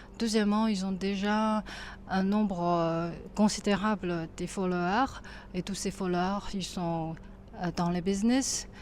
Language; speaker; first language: French; non-native, fluent; Chinese